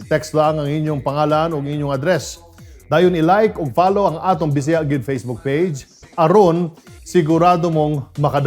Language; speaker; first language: Cebuano; native; Cebuano